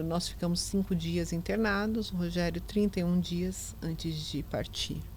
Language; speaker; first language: Portuguese; native; Portuguese